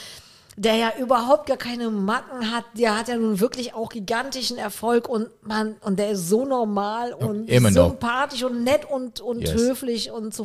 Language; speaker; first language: German; native; German